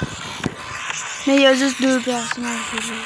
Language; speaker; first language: French; native; French